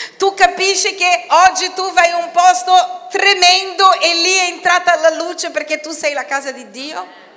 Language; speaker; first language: Italian; non-native, fluent; Portuguese